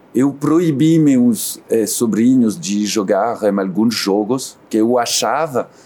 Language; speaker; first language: Portuguese; non-native, fluent; French